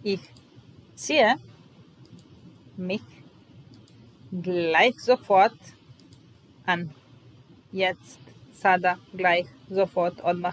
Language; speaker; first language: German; non-native, fluent; Serbian